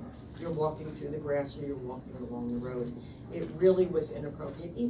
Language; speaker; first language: English; native; English